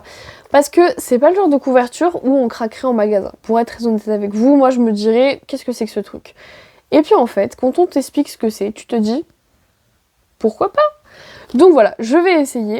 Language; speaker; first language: French; native; French